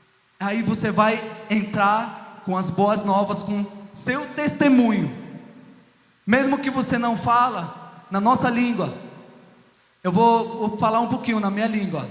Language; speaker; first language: Portuguese; non-native, local second language; Ticuna